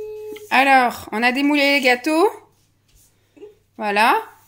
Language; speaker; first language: French; native; French